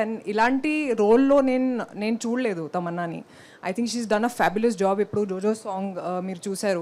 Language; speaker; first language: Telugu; non-native, fluent; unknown